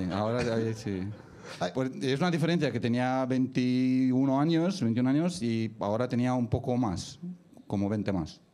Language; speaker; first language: Spanish; non-native, fluent; Romanian